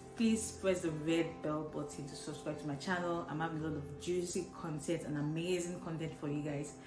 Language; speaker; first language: English; non-native, local second language; Yoruba